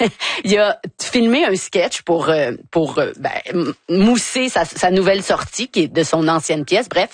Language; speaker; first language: French; native; French